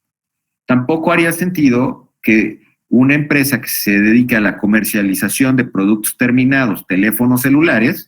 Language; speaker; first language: Spanish; native; Spanish